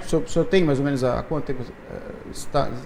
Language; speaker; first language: Portuguese; native; Portuguese